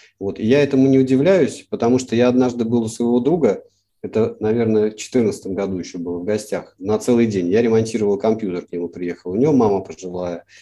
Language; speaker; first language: Russian; native; Russian